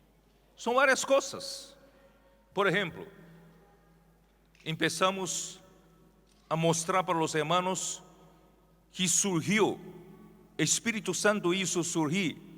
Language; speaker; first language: Spanish; non-native, fluent; Portuguese